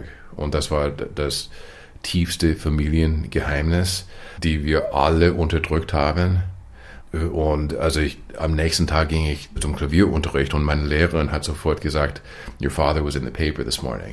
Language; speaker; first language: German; non-native, fluent; English